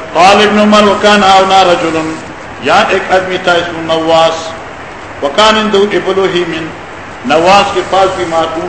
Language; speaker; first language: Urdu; non-native, local second language; Pashto